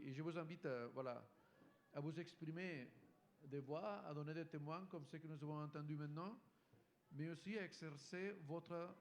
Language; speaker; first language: French; non-native, fluent; Spanish